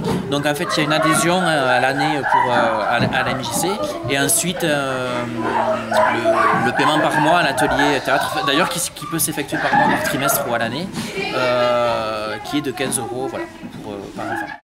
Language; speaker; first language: French; native; French